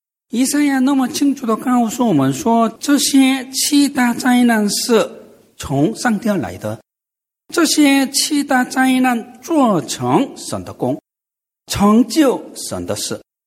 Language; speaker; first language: Chinese; non-native, fluent; Korean